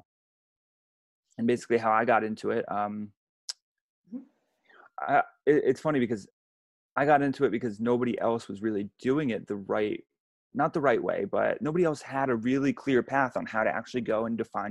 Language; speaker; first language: English; native; English